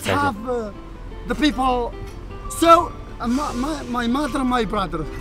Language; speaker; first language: English; non-native, learner; Arabic